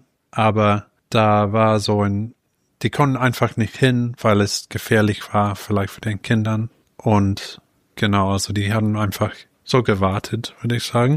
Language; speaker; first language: German; non-native, fluent; English